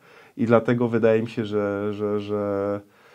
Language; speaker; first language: Polish; native; Polish